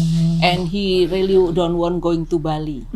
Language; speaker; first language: English; non-native, learner; Indonesian